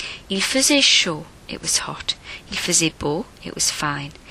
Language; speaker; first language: English; native; English